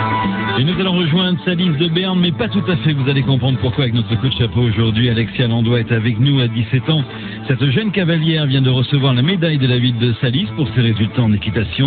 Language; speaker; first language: French; native; French